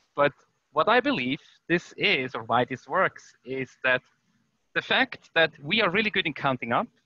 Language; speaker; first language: English; non-native, fluent; German